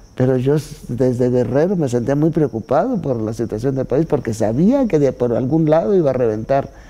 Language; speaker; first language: Spanish; native; Spanish